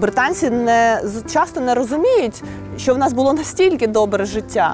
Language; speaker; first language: Ukrainian; native; Ukrainian